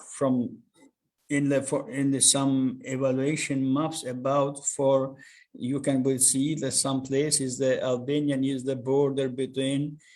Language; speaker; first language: English; non-native, learner; Albanian